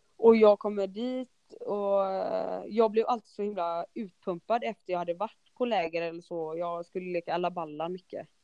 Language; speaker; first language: Swedish; early bilingual, other home language; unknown